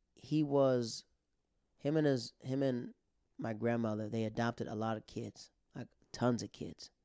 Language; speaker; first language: English; native; English